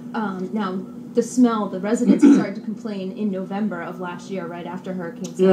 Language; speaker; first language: English; native; English